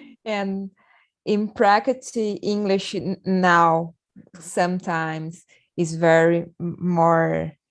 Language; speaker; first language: English; non-native, learner; Portuguese